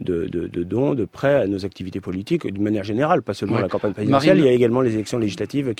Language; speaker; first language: French; native; French